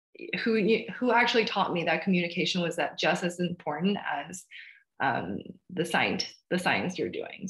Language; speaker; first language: English; early bilingual, other home language; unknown